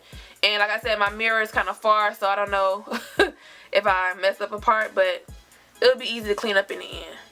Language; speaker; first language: English; native; English